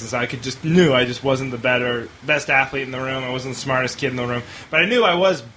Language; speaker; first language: English; native; English